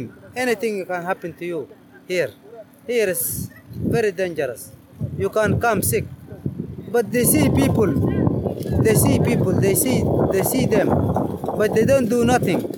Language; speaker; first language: English; non-native, learner; Arabic